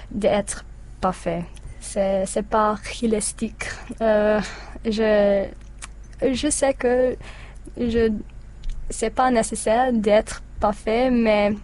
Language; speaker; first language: French; non-native, learner; English